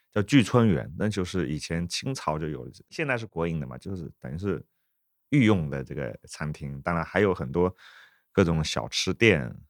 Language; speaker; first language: Chinese; native; Chinese